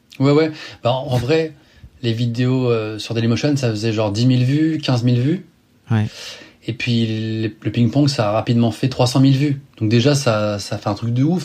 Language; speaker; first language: French; native; French